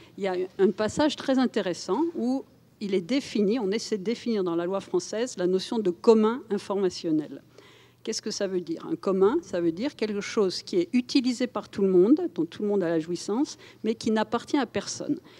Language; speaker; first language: French; native; French